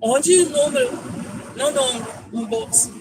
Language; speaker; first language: Portuguese; non-native, learner; English